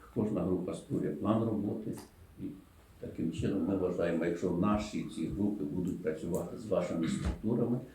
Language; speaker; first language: Ukrainian; native; Ukrainian